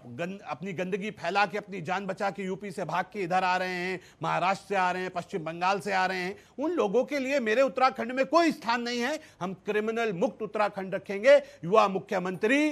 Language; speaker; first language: Hindi; native; Hindi